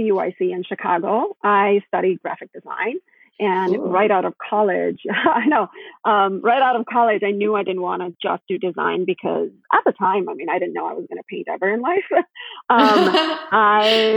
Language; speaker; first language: English; non-native, local second language; Gujarati